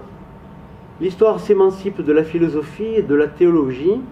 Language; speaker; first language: French; native; French